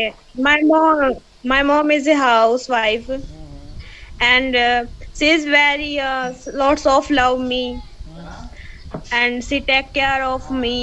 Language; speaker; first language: English; non-native, learner; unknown